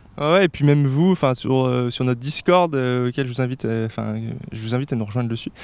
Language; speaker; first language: French; native; French